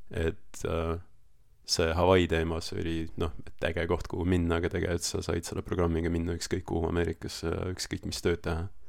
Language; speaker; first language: Estonian; early bilingual, other home language; Russian